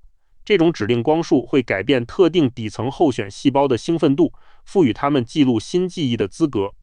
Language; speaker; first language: Chinese; native; Chinese